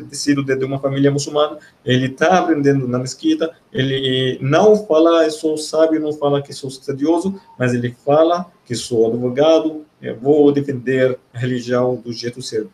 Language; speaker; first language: Portuguese; non-native, fluent; Arabic